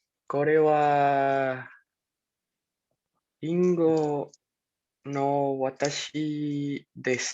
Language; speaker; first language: Japanese; non-native, learner; Spanish